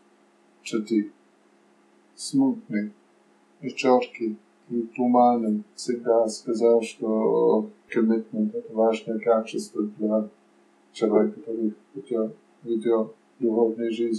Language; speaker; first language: Russian; non-native, fluent; English